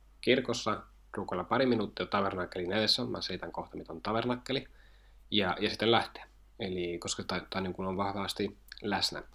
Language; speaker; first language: Finnish; non-native, fluent; Spanish